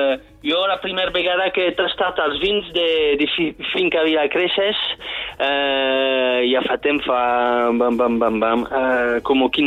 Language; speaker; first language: Catalan; non-native, fluent; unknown